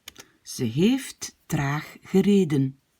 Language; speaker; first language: Dutch; non-native, fluent; French